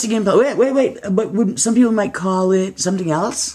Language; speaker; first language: English; native; English